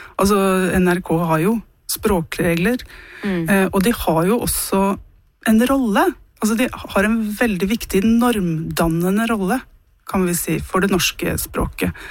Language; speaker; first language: Norwegian; native; Norwegian